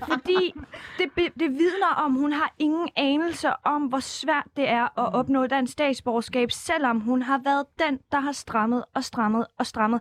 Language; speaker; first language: Danish; early bilingual, other home language; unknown